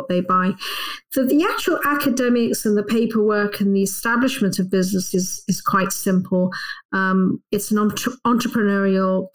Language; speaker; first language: English; native; English